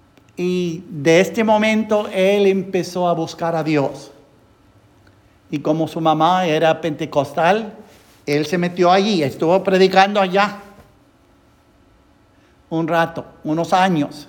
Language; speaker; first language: Spanish; non-native, fluent; English